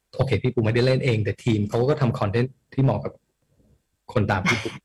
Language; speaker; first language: Thai; early bilingual, heritage; Thai